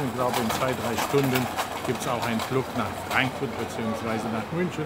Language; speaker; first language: German; non-native, fluent; Polish